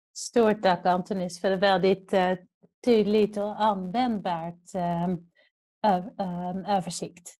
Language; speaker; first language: Swedish; non-native, fluent; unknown